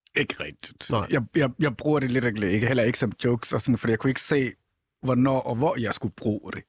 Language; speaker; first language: Danish; non-native, fluent; Somali